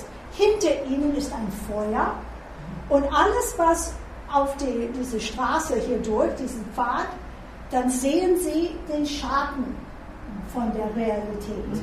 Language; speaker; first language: German; non-native, fluent; English